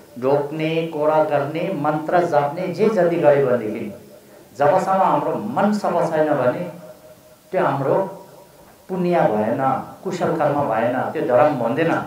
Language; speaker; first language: Nepali; non-native, local second language; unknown